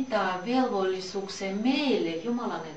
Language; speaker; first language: Finnish; non-native, learner; Russian